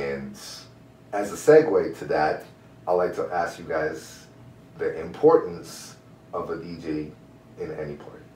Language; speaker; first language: English; native; English